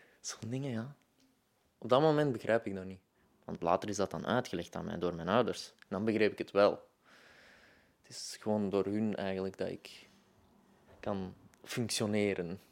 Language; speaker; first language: Dutch; native; Dutch